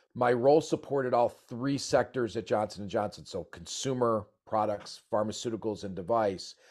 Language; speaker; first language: English; native; English